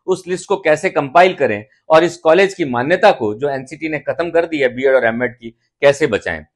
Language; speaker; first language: Hindi; native; Hindi